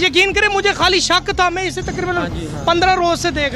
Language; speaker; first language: Urdu; non-native, local second language; Punjabi